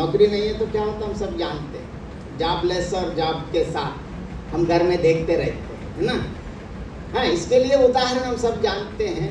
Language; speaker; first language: Hindi; non-native, local second language; Telugu